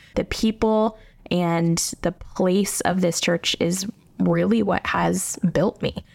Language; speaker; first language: English; native; English